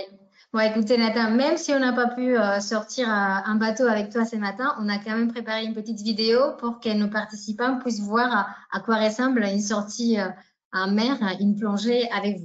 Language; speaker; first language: French; native; French